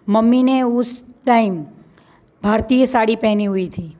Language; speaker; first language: Hindi; non-native, local second language; Gujarati